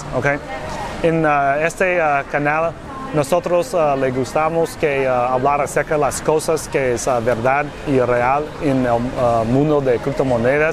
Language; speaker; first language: Spanish; non-native, learner; English